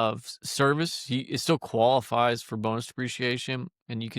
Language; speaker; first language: English; native; English